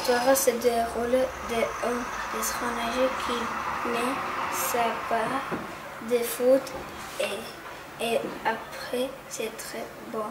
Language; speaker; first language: French; non-native, learner; Catalan